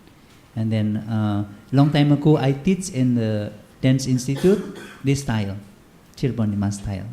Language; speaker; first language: English; non-native, learner; Indonesian